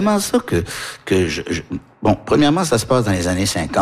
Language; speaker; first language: French; early bilingual, other home language; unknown